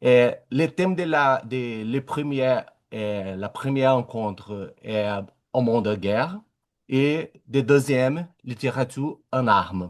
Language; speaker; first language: French; non-native, learner; Portuguese